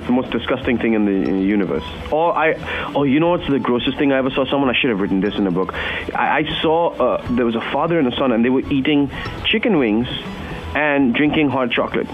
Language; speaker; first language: English; non-native, local second language; Hindi